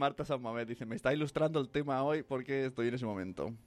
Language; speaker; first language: Spanish; native; Spanish